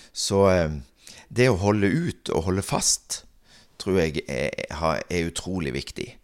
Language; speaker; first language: Norwegian; native; Norwegian